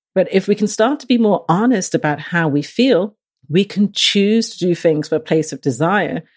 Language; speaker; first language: English; native; English